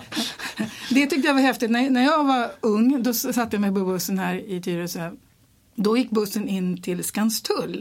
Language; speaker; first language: Swedish; native; Swedish